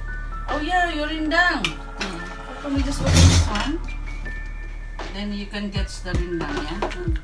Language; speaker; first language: English; non-native, learner; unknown